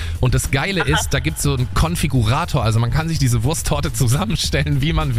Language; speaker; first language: German; native; German